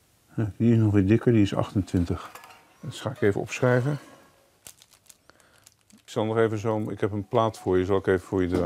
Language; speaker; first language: Dutch; native; Dutch